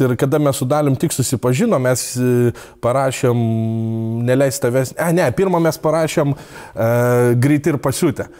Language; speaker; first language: Lithuanian; native; Lithuanian